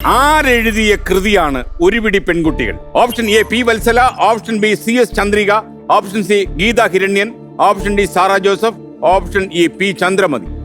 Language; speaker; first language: Malayalam; native; Malayalam